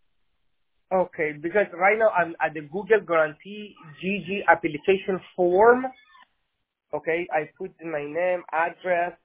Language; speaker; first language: English; non-native, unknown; Persian